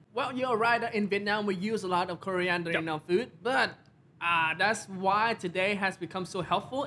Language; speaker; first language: English; non-native, fluent; Vietnamese